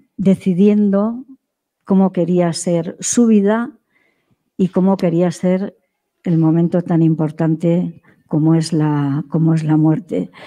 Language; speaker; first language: Spanish; native; Spanish